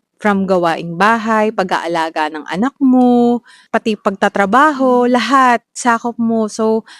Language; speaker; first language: Filipino; native; Filipino